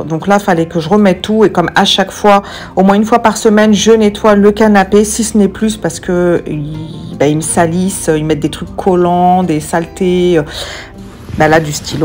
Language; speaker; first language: French; native; French